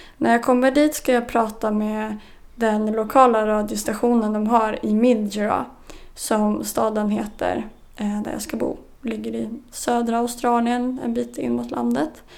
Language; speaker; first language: Swedish; native; Swedish